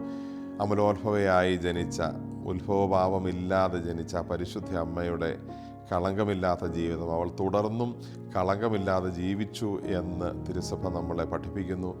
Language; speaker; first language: Malayalam; native; Malayalam